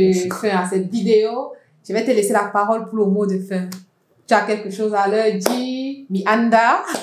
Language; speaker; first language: French; non-native, local second language; Fula